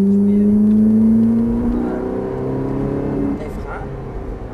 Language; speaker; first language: French; native; French